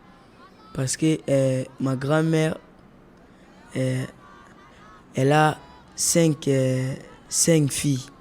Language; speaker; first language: French; non-native, local second language; Lingala